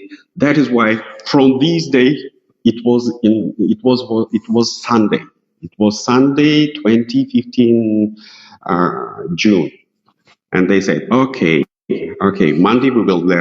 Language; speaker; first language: English; non-native, fluent; Russian